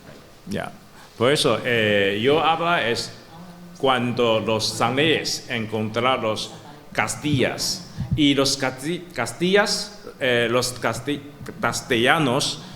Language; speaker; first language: Spanish; non-native, learner; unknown